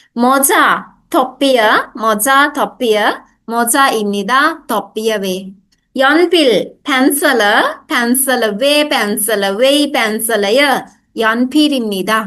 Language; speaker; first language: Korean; non-native, fluent; Sinhala